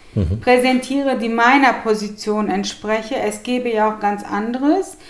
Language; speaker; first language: German; early bilingual, other home language; Turkish